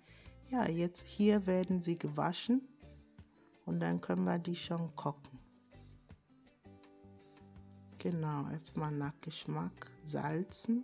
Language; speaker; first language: German; non-native, fluent; Akan